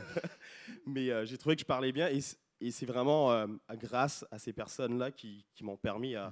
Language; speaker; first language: French; non-native, local second language; Lingala